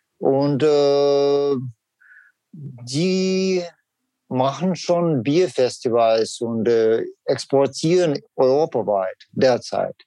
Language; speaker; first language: German; non-native, learner; Russian